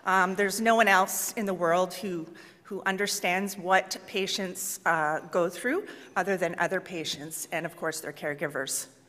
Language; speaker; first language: English; native; English